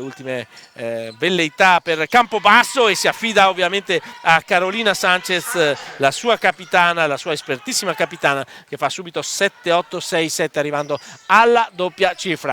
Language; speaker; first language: Italian; native; Italian